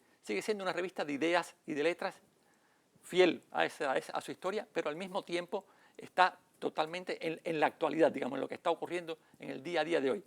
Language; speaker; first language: Spanish; native; Spanish